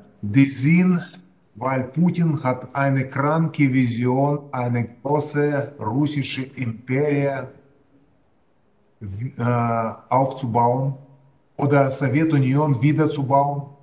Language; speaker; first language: German; non-native, fluent; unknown